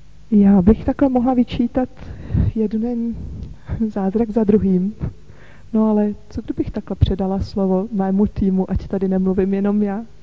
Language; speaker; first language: Czech; native; Czech